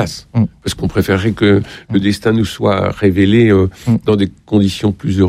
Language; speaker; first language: French; native; French